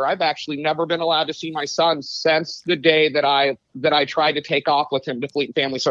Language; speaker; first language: English; native; English